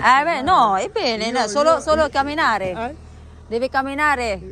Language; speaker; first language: Italian; non-native, learner; Filipino